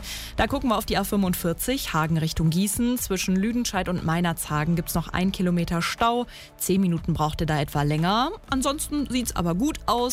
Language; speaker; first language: German; native; German